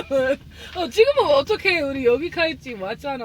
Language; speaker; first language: Korean; non-native, learner; English